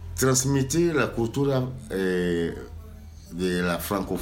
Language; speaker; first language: Spanish; non-native, learner; Lingala